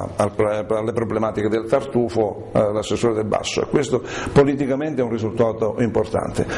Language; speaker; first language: Italian; native; Italian